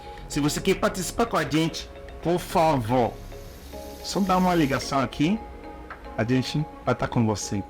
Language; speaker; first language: Portuguese; non-native, learner; Igbo